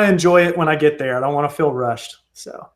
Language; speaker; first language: English; native; English